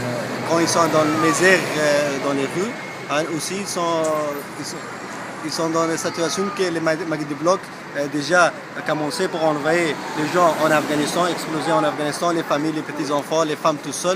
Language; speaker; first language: French; non-native, learner; Persian